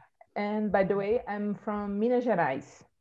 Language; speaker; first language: English; non-native, fluent; Portuguese